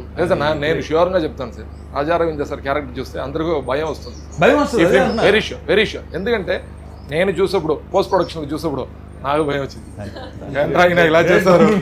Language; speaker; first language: Telugu; non-native, fluent; Tamil